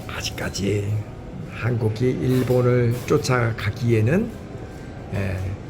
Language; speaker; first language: Korean; native; Korean